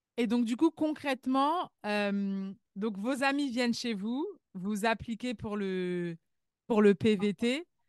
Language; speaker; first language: French; native; French